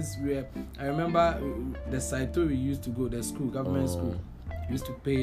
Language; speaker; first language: English; non-native, local second language; Akan